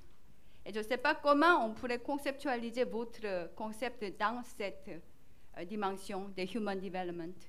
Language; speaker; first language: French; non-native, learner; Korean